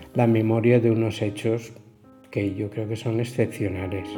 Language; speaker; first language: Spanish; native; Spanish